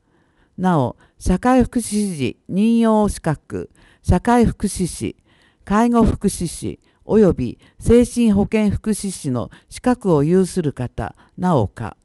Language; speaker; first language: Japanese; native; Japanese